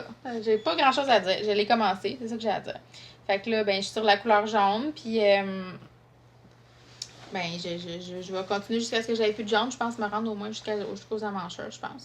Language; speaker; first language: French; native; French